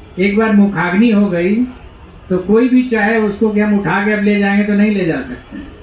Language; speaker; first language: Hindi; native; Hindi